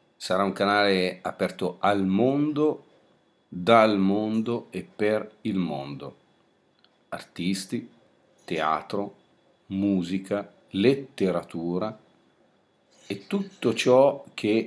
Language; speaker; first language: Italian; native; Italian